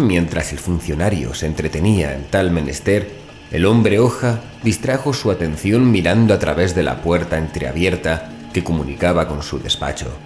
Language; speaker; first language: Spanish; native; Spanish